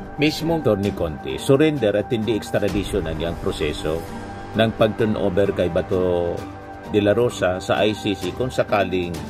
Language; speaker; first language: Filipino; non-native, local second language; Bikol